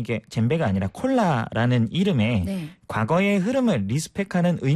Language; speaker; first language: Korean; native; Korean